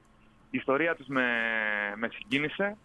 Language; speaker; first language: Greek; native; Greek